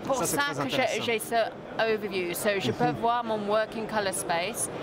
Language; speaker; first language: French; non-native, fluent; English